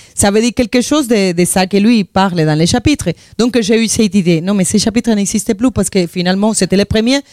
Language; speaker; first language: French; non-native, fluent; Spanish